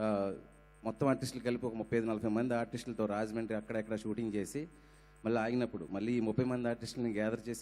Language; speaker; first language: Telugu; native; Telugu